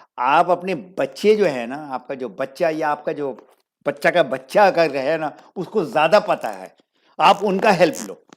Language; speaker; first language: Urdu; native; Urdu